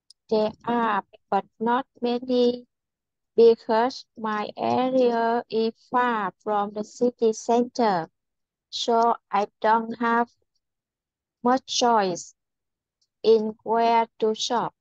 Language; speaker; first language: English; non-native, learner; Vietnamese